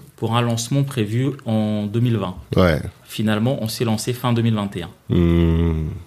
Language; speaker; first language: French; non-native, local second language; Lingala